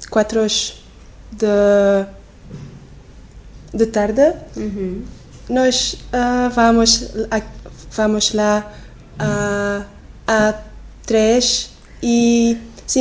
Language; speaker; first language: Portuguese; non-native, learner; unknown